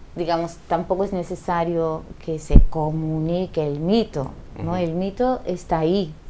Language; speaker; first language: Spanish; non-native, fluent; Dutch